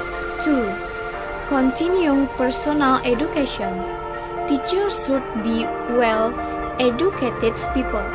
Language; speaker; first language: English; non-native, learner; Indonesian